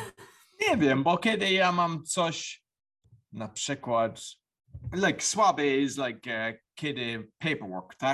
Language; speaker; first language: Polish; non-native, learner; English